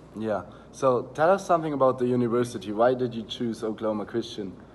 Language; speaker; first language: English; non-native, fluent; German